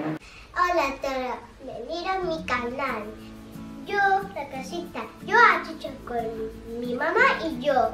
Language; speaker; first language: Spanish; early bilingual, other home language; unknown